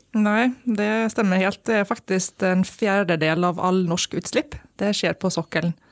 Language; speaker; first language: Norwegian; non-native, fluent; Icelandic